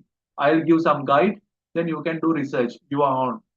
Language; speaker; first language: English; non-native, local second language; Sinhala